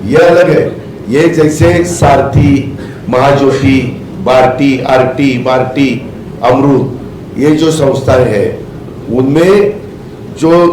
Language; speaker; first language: Hindi; non-native, local second language; Marathi